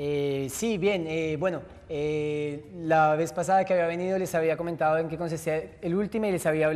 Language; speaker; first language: Spanish; native; Spanish